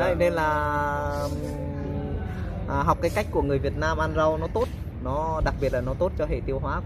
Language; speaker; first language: Vietnamese; native; Vietnamese